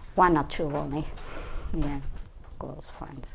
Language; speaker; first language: English; non-native, learner; Portuguese